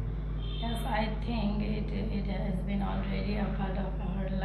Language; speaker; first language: English; non-native, learner; Nepali